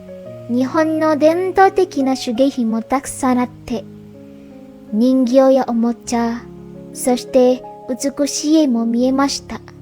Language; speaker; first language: Japanese; non-native, learner; Indonesian